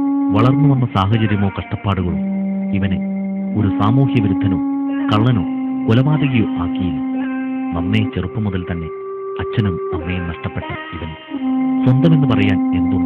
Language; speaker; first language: Malayalam; native; Malayalam